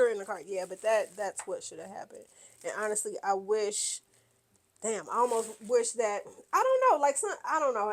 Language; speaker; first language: English; native; English